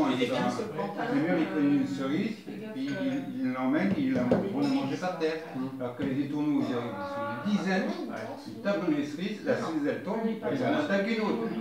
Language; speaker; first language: French; native; French